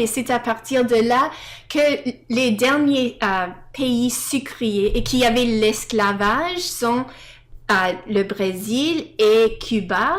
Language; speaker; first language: French; non-native, fluent; English